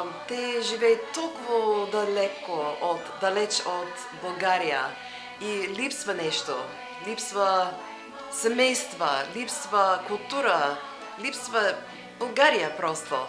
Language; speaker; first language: Bulgarian; non-native, learner; English